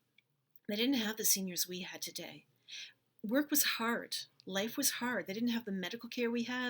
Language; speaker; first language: English; native; English